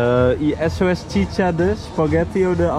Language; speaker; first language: Spanish; non-native, learner; Dutch